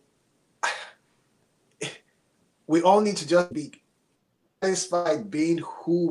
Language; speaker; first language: English; non-native, local second language; Yoruba